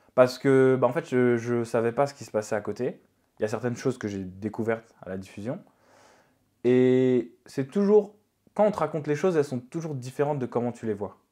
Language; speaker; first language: French; native; French